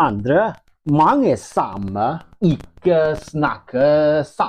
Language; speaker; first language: Norwegian; non-native, learner; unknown